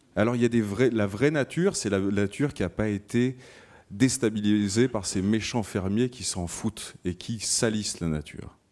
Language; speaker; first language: French; native; French